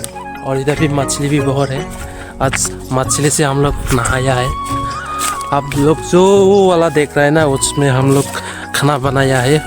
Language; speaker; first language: Hindi; non-native, local second language; Kok Borok